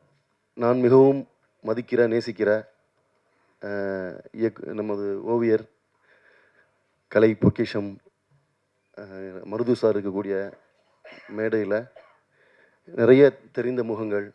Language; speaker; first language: Tamil; native; Tamil